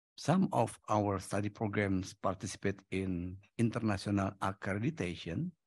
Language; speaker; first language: English; non-native, fluent; Indonesian